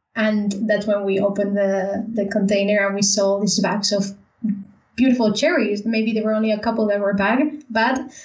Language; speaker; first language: English; non-native, fluent; Spanish